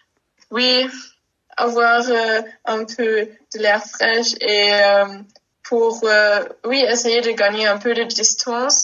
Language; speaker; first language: French; non-native, local second language; Luxembourgish